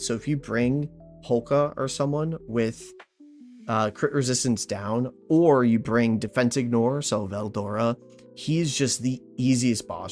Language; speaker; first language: English; native; English